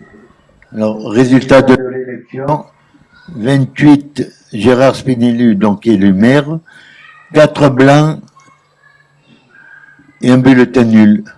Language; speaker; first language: French; native; French